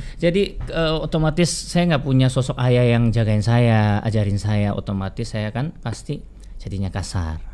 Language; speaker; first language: Indonesian; non-native, fluent; Korean